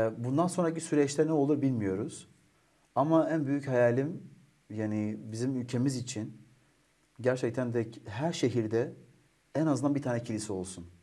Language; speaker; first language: Turkish; native; Turkish